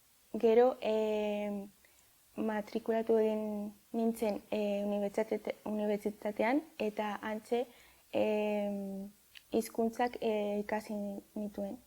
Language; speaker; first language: Basque; non-native, local second language; Spanish